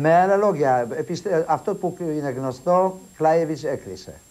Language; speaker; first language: Greek; non-native, fluent; Polish